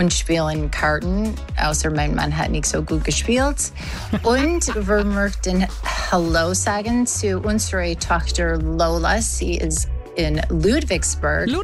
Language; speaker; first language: German; non-native, learner; English